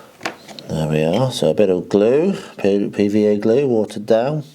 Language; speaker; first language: English; native; English